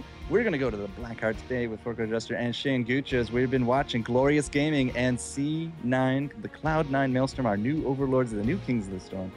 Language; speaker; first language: English; native; English